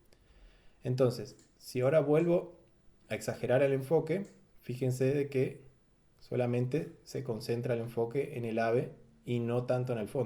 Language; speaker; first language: Spanish; native; Spanish